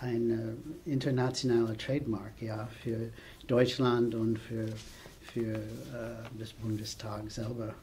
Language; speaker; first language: German; non-native, fluent; English